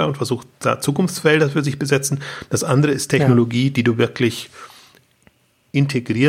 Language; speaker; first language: German; native; German